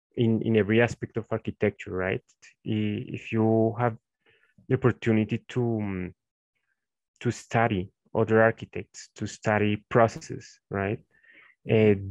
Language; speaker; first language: English; non-native, fluent; Spanish